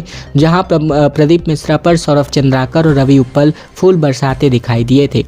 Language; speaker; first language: Hindi; native; Hindi